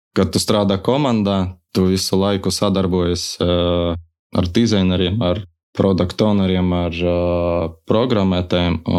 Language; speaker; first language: Latvian; non-native, local second language; Russian